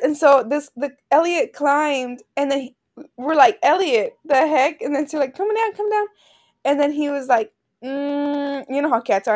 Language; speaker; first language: English; early bilingual, other home language; Spanish